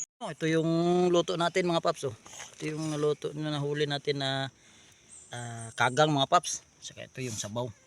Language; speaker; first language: Filipino; non-native, local second language; Cebuano